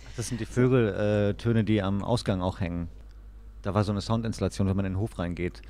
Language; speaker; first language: German; native; German